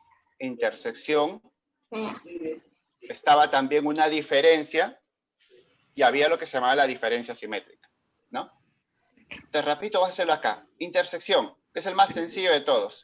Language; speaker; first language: Spanish; native; Spanish